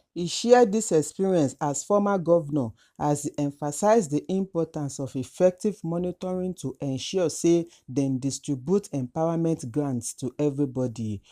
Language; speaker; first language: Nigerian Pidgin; non-native, local second language; Yoruba